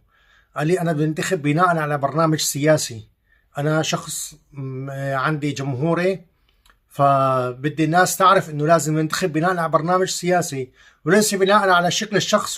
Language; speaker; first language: Arabic; native; Arabic